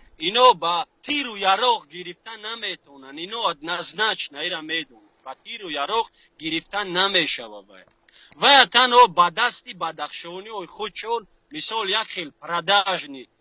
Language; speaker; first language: Tajik; non-native, local second language; Shughni